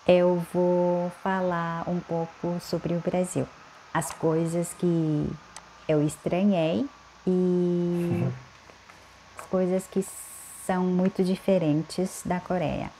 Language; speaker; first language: Portuguese; non-native, fluent; Korean